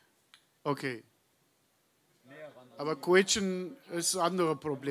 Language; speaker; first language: German; non-native, learner; Turkish